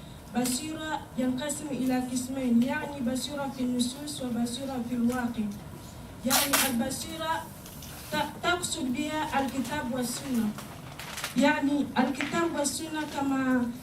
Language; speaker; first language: Arabic; non-native, learner; Malagasy